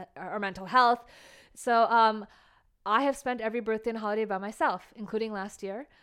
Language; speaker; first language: English; early bilingual, other home language; Bangla